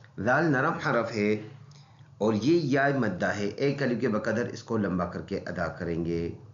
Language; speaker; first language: Urdu; non-native, local second language; Pashto